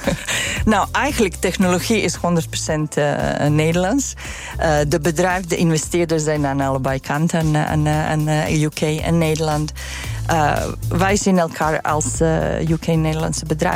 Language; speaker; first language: Dutch; non-native, fluent; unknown